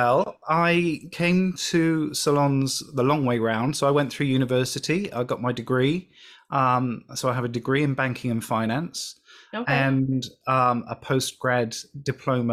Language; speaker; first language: English; native; English